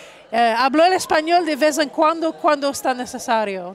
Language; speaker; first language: Spanish; non-native, learner; English